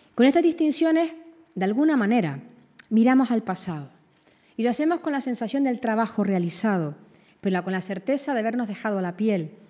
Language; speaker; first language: Spanish; native; Spanish